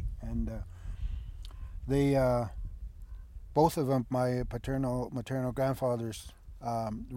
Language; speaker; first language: English; early bilingual, other home language; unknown